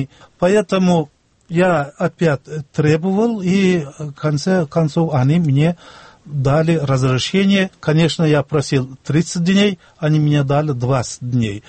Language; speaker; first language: Russian; non-native, local second language; Turkmen